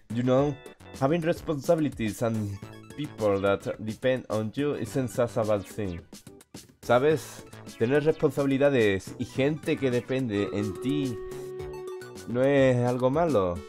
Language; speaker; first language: English; non-native, learner; Spanish